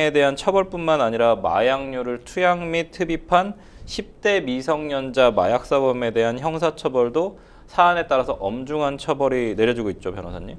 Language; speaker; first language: Korean; native; Korean